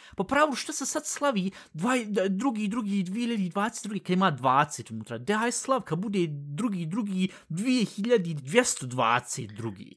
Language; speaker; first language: Bosnian; early bilingual, heritage; Bosnian